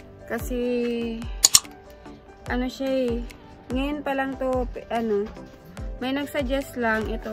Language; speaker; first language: Filipino; native; Filipino